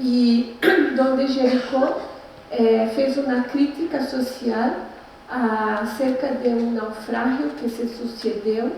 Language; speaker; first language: Spanish; non-native, learner; Portuguese